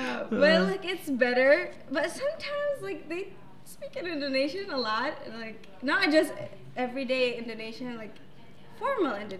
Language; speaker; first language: English; non-native, fluent; Arabic